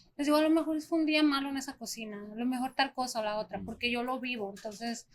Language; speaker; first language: Spanish; native; Spanish